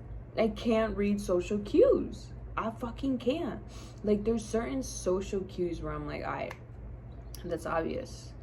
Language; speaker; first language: English; native; English